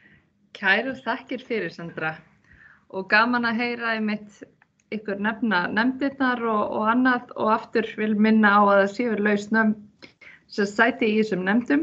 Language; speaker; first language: Icelandic; native; Icelandic